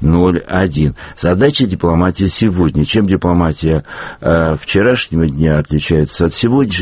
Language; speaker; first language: Russian; native; Russian